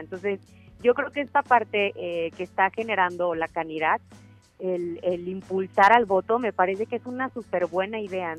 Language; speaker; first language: Spanish; native; Spanish